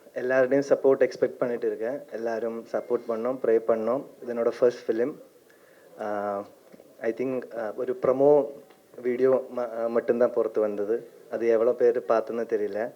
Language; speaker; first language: Tamil; non-native, learner; Malayalam